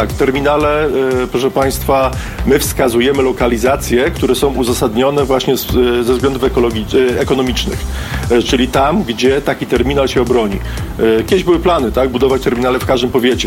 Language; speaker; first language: Polish; native; Polish